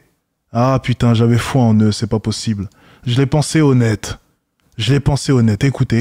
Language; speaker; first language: French; native; French